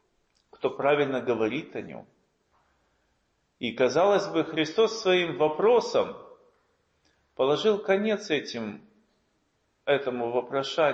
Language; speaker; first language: Russian; native; Russian